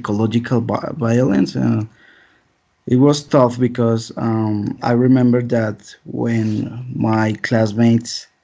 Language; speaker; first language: English; non-native, learner; Spanish